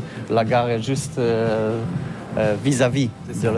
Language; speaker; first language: French; non-native, learner; Polish